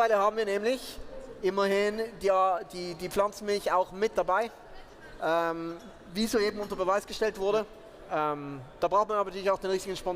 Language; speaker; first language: German; native; German